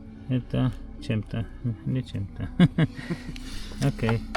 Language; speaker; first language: Russian; non-native, fluent; Estonian